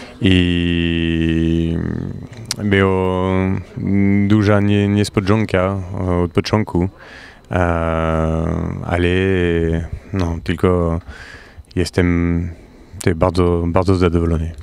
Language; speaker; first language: Polish; non-native, learner; French